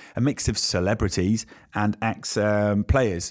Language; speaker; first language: English; native; English